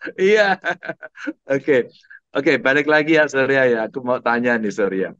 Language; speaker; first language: Indonesian; native; Indonesian